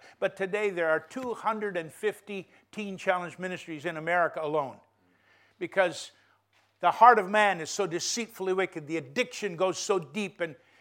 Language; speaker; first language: English; native; English